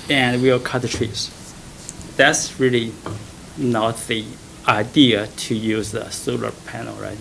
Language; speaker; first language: English; non-native, fluent; Chinese